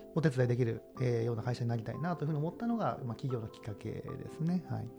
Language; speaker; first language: Japanese; native; Japanese